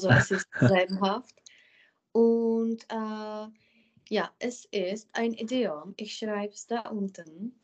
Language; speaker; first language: German; non-native, fluent; Czech